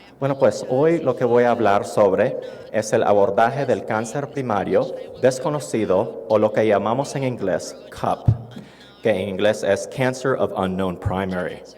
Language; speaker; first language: Spanish; non-native, fluent; English